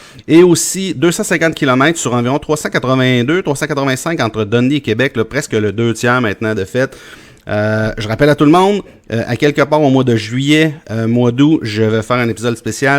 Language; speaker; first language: French; native; French